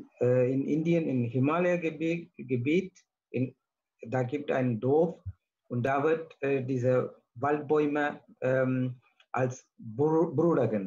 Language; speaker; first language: German; non-native, learner; Tamil